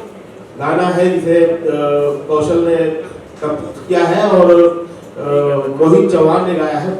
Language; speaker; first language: Hindi; native; Hindi